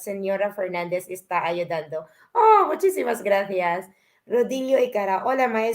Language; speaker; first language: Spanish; non-native, fluent; Filipino